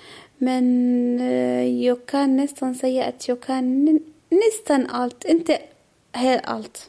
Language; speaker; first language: Swedish; non-native, learner; Arabic